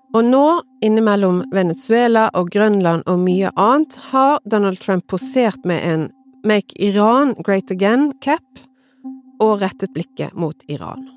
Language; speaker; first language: Norwegian; native; Norwegian